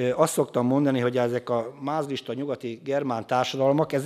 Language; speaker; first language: Hungarian; native; Hungarian